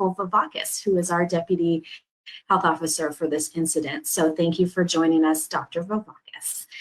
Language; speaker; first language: English; native; English